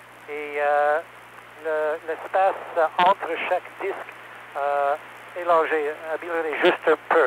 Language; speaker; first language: French; non-native, learner; English